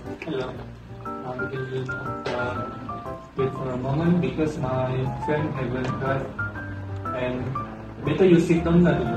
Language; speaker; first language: English; non-native, local second language; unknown